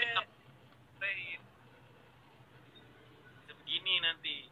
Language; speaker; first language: Indonesian; native; Indonesian